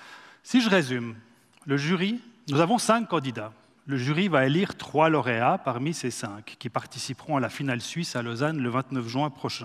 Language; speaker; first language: French; native; French